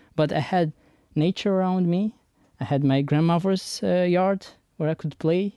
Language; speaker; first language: English; non-native, fluent; Persian